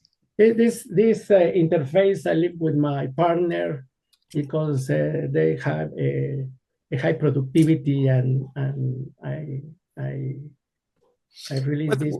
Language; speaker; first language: English; non-native, learner; Spanish